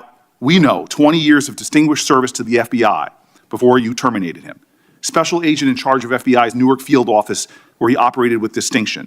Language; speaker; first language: English; native; English